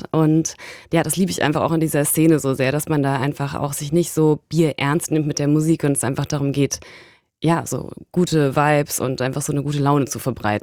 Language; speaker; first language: German; native; German